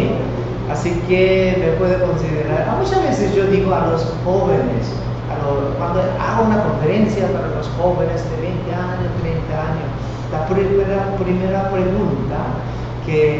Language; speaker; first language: Spanish; non-native, fluent; Korean